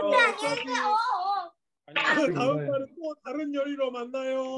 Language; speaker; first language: Korean; native; Korean